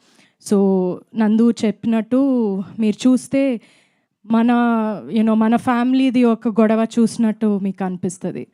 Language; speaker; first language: Telugu; non-native, fluent; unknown